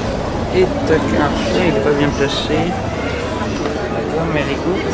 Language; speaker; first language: French; native; French